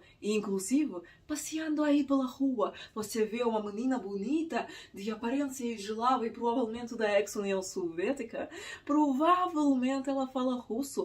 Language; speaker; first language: Portuguese; non-native, fluent; Russian